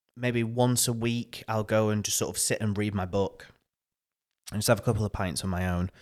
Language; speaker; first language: English; native; English